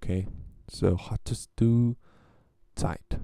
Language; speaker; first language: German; non-native, learner; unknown